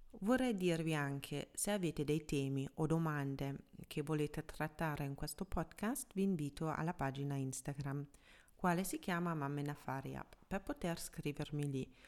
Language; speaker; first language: Italian; non-native, fluent; German